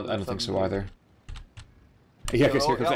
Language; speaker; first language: English; native; English